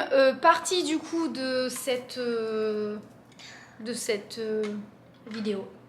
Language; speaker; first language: French; native; French